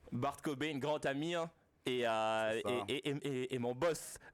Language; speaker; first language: French; native; French